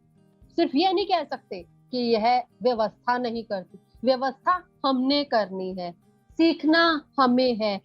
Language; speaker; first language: Hindi; native; Hindi